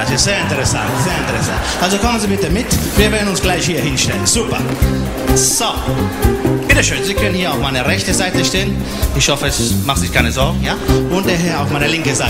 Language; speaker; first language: German; non-native, fluent; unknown